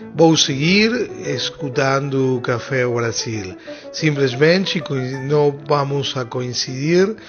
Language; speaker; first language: Portuguese; non-native, fluent; Spanish